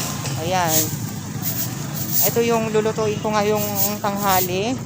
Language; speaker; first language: Filipino; native; Filipino